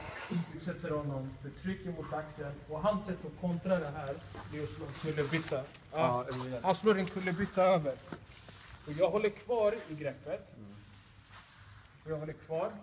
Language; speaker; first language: Swedish; native; Swedish